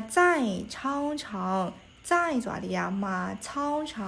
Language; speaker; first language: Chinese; non-native, fluent; Burmese